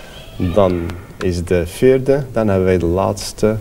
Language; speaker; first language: Dutch; non-native, fluent; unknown